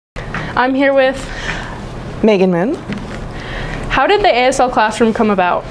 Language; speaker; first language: English; native; English